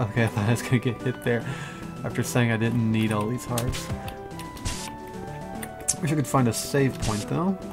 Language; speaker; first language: English; native; English